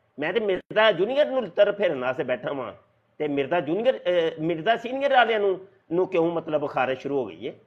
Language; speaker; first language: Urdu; non-native, local second language; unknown